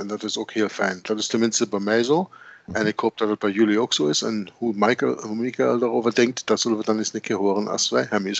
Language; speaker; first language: Dutch; native; Dutch